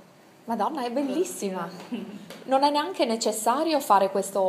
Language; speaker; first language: Italian; native; Italian